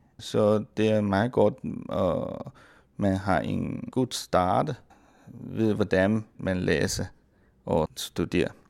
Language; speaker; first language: Danish; non-native, fluent; Chinese